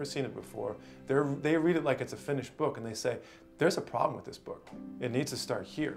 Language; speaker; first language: English; native; English